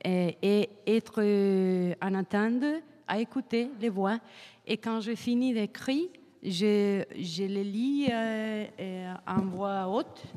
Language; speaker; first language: French; non-native, learner; Spanish